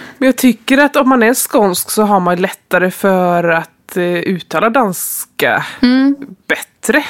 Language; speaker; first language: Swedish; native; Swedish